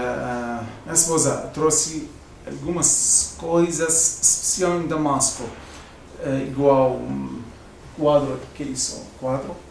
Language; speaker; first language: Portuguese; non-native, learner; Arabic